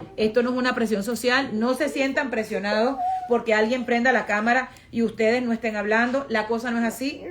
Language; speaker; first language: Spanish; native; Spanish